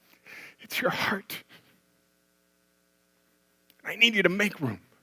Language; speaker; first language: English; native; English